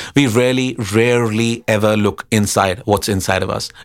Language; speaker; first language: English; non-native, local second language; Hindi